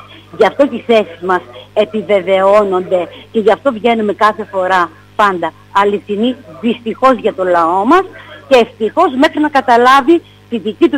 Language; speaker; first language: Greek; native; Greek